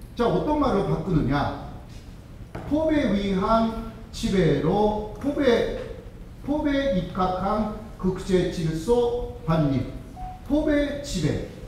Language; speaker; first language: Korean; non-native, fluent; Japanese